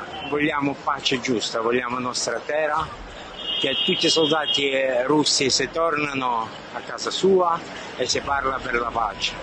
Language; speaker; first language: Italian; non-native, fluent; Ukrainian